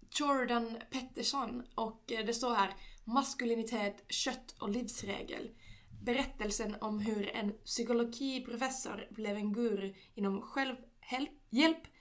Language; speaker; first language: Swedish; non-native, fluent; Finnish